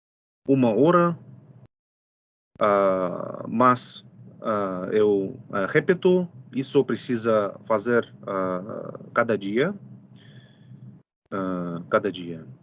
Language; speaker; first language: Portuguese; non-native, fluent; Russian